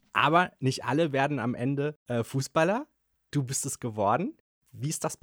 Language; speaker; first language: German; native; German